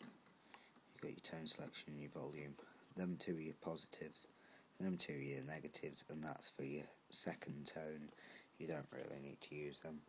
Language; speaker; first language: English; native; English